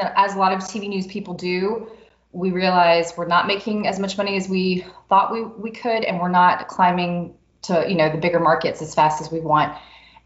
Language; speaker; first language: English; native; English